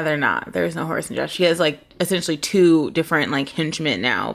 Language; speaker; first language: English; native; English